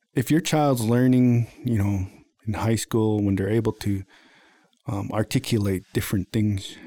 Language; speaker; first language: English; native; English